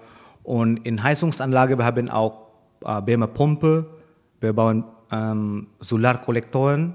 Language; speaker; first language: German; non-native, learner; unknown